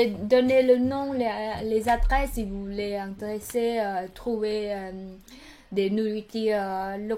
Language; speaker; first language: French; non-native, learner; Khmer